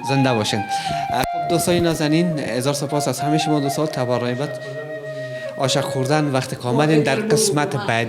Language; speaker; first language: Persian; native; Persian